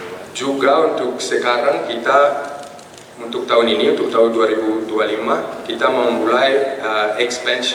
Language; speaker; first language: Indonesian; non-native, fluent; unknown